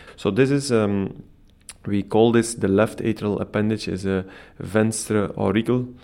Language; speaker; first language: English; non-native, fluent; Dutch